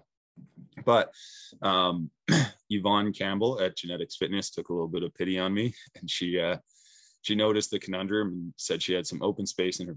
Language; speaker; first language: English; native; English